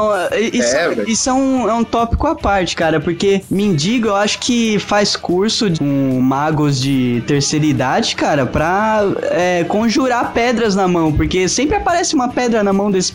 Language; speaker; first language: Portuguese; native; Portuguese